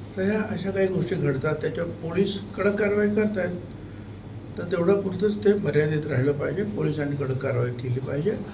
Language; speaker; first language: Marathi; native; Marathi